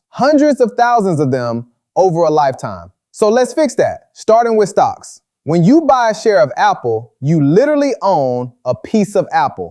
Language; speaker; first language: English; native; English